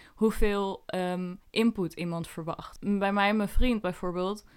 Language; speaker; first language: Dutch; early bilingual, other home language; Indonesian